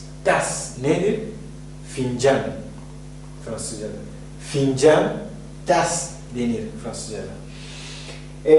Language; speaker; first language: Turkish; non-native, fluent; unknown